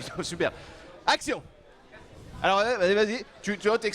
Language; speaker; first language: French; native; French